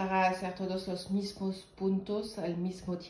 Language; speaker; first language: Spanish; non-native, learner; French